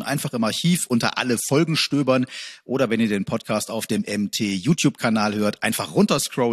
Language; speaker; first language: German; native; German